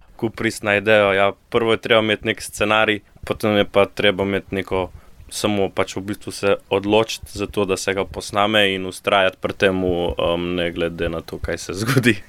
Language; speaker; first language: Slovenian; native; Slovenian